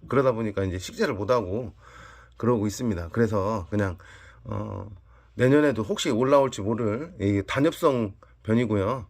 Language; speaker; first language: Korean; native; Korean